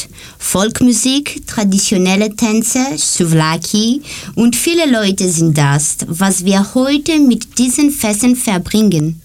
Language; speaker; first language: German; non-native, learner; Greek